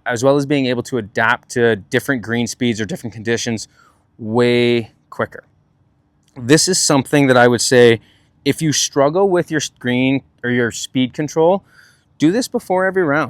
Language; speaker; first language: English; native; English